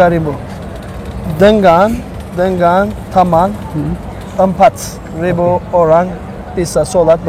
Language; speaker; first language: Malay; non-native, learner; Turkish